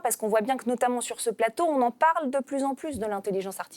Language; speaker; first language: French; native; French